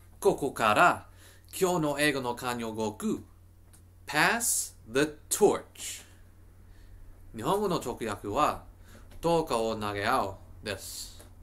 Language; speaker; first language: Japanese; non-native, learner; English